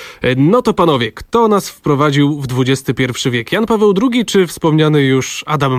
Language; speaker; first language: Polish; native; Polish